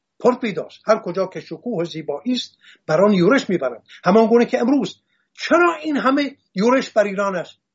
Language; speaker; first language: Persian; non-native, local second language; Assyrian Neo-Aramaic